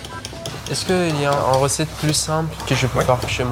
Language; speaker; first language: French; non-native, learner; Persian